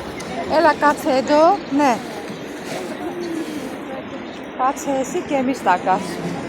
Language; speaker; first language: Greek; non-native, learner; Armenian